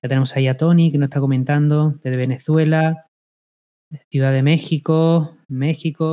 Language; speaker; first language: Spanish; native; Spanish